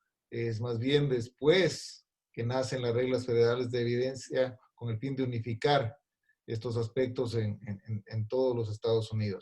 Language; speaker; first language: Spanish; native; Spanish